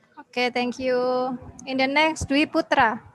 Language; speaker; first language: English; non-native, learner; Indonesian